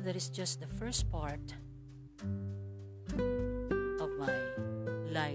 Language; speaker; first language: English; non-native, local second language; Cebuano